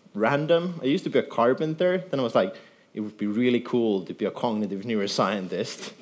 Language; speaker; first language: English; non-native, fluent; Finnish